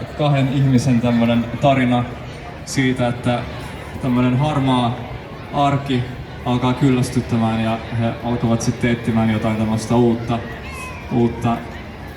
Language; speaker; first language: Finnish; native; Finnish